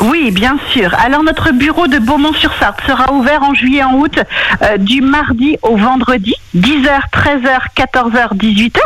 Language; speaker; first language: French; native; French